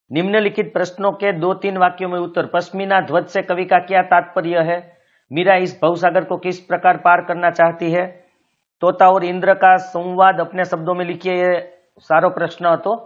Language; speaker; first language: Hindi; non-native, local second language; Gujarati